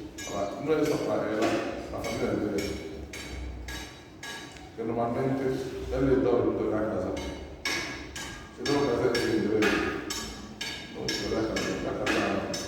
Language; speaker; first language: Portuguese; non-native, learner; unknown